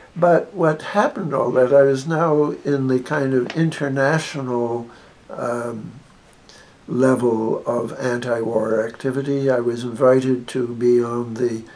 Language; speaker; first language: English; native; English